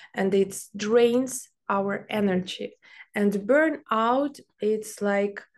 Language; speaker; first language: English; non-native, fluent; Ukrainian